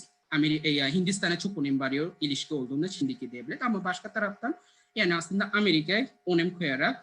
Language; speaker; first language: Turkish; non-native, learner; Bangla